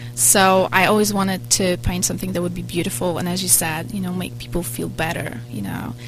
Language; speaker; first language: English; non-native, fluent; Polish